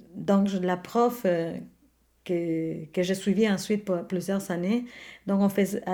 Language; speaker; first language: French; non-native, fluent; Spanish